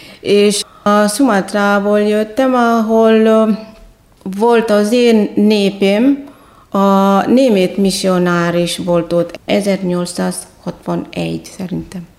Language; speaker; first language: Hungarian; non-native, fluent; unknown